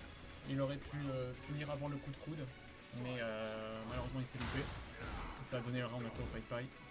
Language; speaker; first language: French; native; French